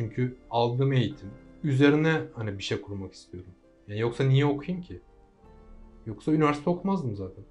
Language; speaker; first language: Turkish; native; Turkish